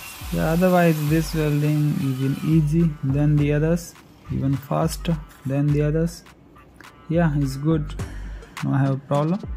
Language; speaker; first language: English; non-native, learner; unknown